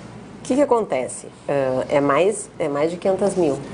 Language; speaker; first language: Portuguese; native; Portuguese